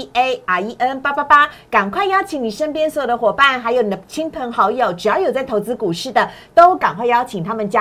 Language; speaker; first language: Chinese; native; Chinese